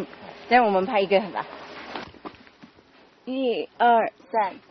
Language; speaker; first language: Chinese; non-native, learner; English